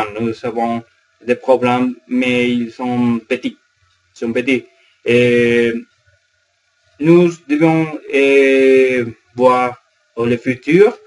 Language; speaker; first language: French; non-native, learner; Spanish